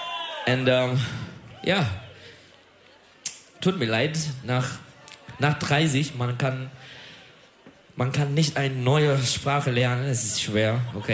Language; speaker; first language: German; non-native, learner; Turkish